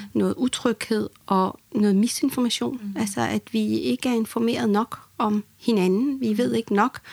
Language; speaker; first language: Danish; early bilingual, other home language; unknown